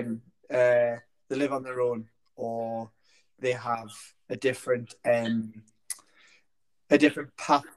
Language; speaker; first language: English; native; English